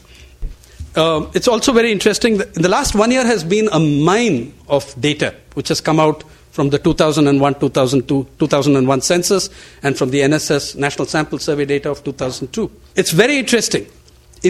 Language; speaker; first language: English; non-native, local second language; Telugu